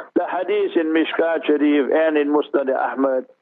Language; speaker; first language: English; early bilingual, other home language; Urdu